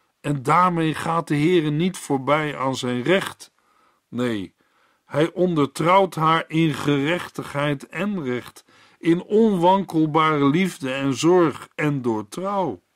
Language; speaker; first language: Dutch; native; Dutch